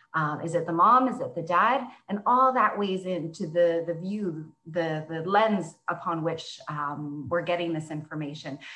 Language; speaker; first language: English; native; English